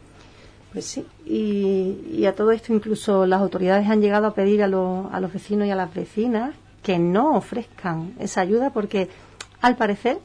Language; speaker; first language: Spanish; native; Spanish